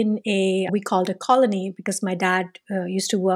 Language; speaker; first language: English; non-native, local second language; Tamil